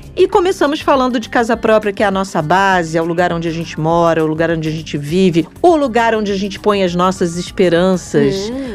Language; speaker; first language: Portuguese; native; Portuguese